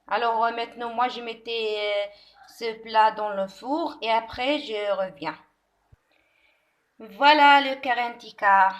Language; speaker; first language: French; non-native, local second language; Arabic